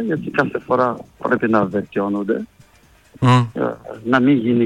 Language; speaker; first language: Greek; non-native, fluent; French